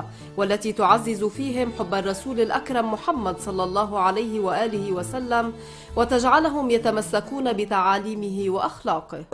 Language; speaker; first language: Arabic; native; Arabic